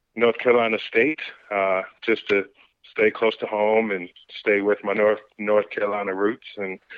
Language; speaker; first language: English; native; English